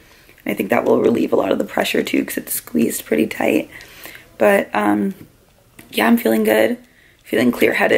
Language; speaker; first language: English; native; English